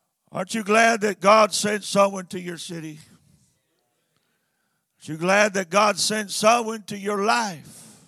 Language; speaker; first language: English; native; English